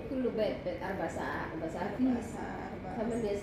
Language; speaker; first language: Arabic; non-native, learner; Indonesian